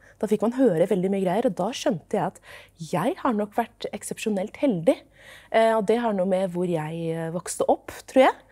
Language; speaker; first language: Norwegian; native; Norwegian